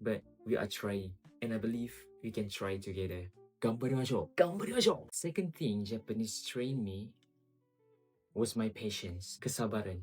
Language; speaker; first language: English; non-native, local second language; Malay